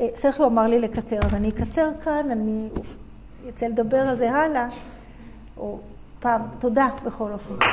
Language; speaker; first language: Hebrew; native; Hebrew